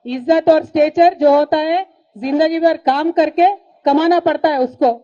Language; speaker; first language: Hindi; non-native, local second language; Telugu